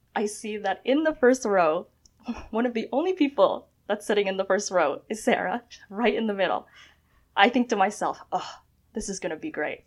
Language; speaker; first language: English; early bilingual, other home language; Chinese